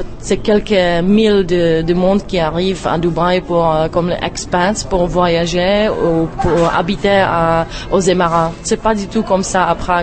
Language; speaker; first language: French; non-native, fluent; Czech